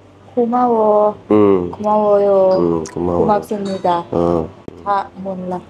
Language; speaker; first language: Korean; non-native, learner; Thai